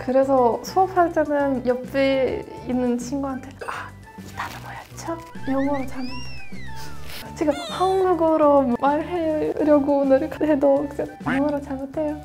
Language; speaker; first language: Korean; non-native, fluent; Russian